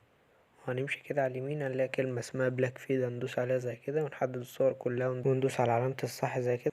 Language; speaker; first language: Arabic; native; Arabic